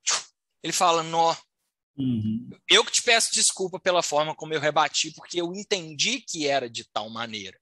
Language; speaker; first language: Portuguese; native; Portuguese